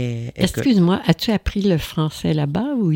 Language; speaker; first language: French; native; French